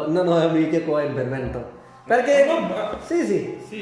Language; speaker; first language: Italian; non-native, learner; Urdu